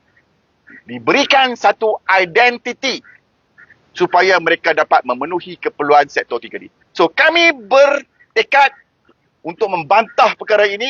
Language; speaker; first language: Malay; native; Malay